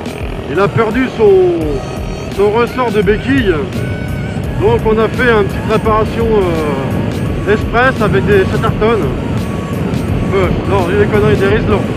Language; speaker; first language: French; native; French